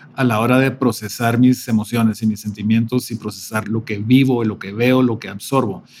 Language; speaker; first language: Spanish; native; Spanish